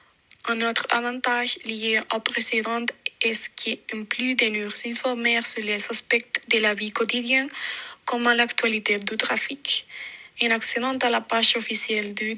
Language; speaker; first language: French; non-native, fluent; Spanish